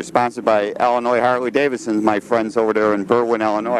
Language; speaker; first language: English; native; English